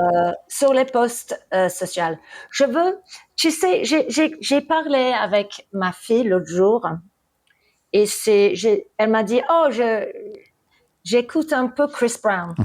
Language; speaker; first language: French; early bilingual, heritage; English